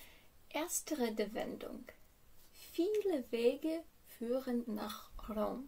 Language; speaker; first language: German; non-native, fluent; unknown